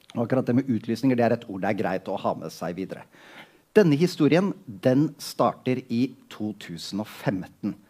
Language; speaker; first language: Norwegian; native; Norwegian